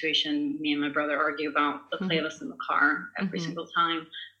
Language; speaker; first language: English; non-native, fluent; Italian